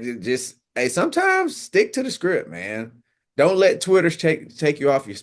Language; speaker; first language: English; native; English